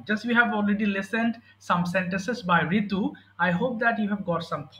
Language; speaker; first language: English; non-native, fluent; Bangla